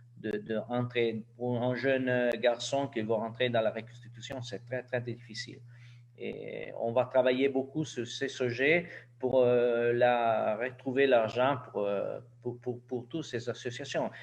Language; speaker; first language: French; non-native, learner; Italian